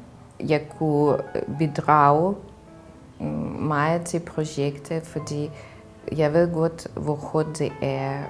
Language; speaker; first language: Danish; non-native, fluent; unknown